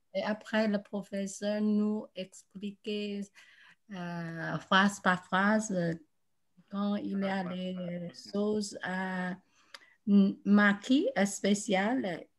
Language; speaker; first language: French; non-native, learner; Chinese